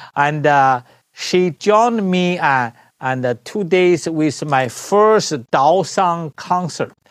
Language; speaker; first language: English; non-native, learner; Chinese